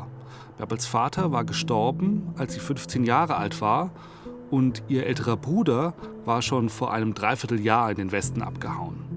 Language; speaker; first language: German; native; German